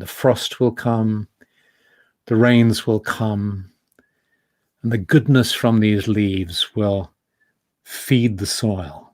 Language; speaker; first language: English; native; English